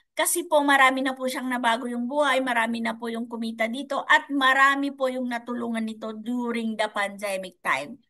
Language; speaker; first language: Filipino; non-native, local second language; Iloko